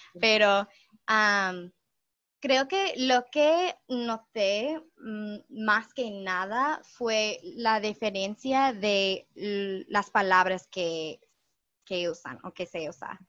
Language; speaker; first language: Spanish; non-native, fluent; English